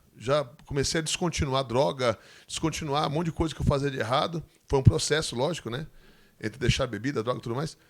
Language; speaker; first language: Portuguese; native; Portuguese